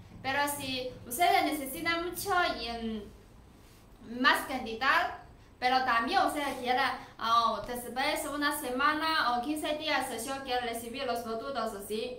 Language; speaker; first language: Spanish; non-native, learner; Chinese